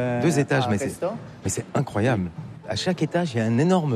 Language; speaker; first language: French; native; French